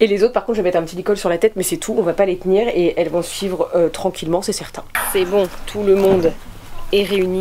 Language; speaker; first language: French; native; French